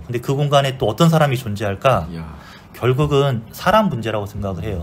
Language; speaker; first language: Korean; native; Korean